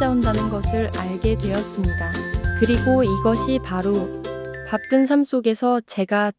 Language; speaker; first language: Korean; non-native, fluent; Vietnamese